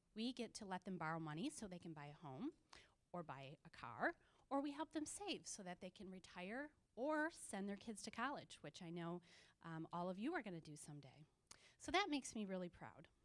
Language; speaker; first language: English; native; English